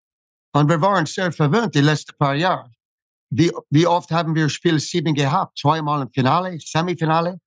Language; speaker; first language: German; non-native, fluent; English